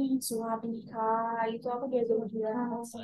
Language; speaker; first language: Korean; non-native, learner; Indonesian